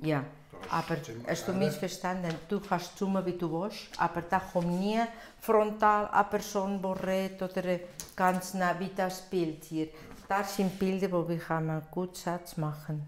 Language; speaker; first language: German; non-native, learner; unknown